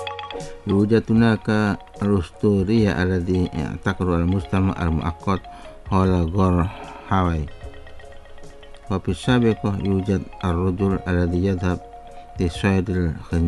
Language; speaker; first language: Arabic; non-native, fluent; Indonesian